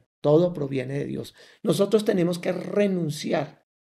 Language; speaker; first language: Spanish; native; Spanish